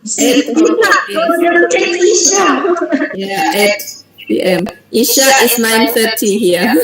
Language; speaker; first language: English; non-native, fluent; Indonesian